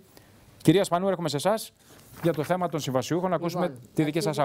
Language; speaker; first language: Greek; native; Greek